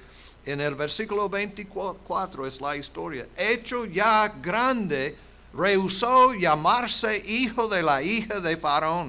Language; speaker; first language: Spanish; non-native, fluent; English